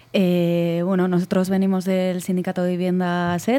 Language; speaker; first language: Spanish; native; Spanish